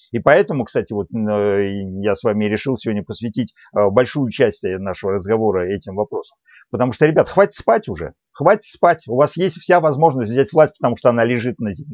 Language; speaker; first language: Russian; native; Russian